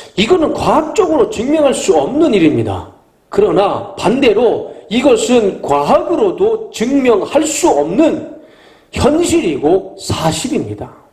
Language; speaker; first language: Korean; native; Korean